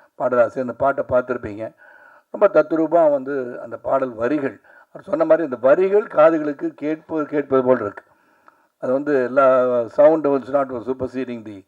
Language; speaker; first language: Tamil; native; Tamil